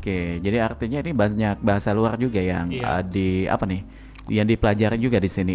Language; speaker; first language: Indonesian; native; Indonesian